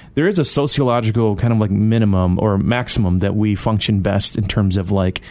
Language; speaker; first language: English; native; English